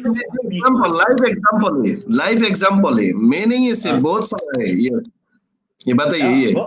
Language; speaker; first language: Hindi; non-native, fluent; Bangla